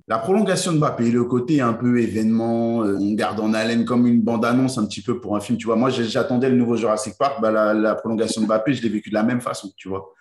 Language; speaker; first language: French; native; French